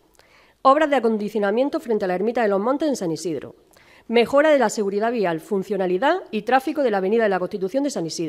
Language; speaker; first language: Spanish; native; Spanish